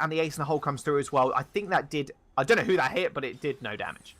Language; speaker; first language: English; native; English